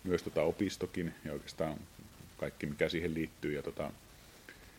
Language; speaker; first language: Finnish; native; Finnish